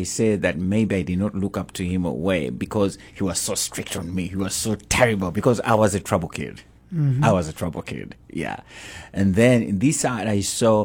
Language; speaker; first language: English; non-native, local second language; Ganda